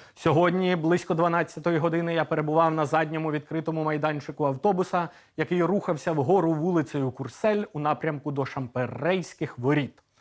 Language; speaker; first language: Ukrainian; native; Ukrainian